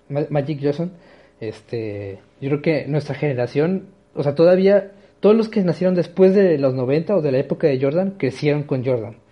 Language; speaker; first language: Spanish; native; Spanish